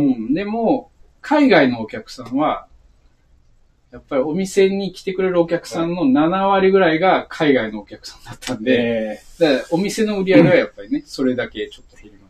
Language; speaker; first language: Japanese; native; Japanese